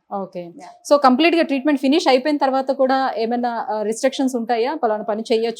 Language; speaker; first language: Telugu; native; Telugu